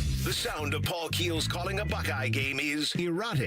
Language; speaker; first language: English; native; English